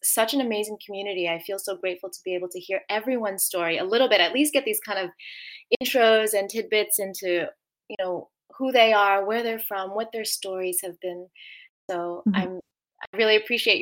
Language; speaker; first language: English; native; English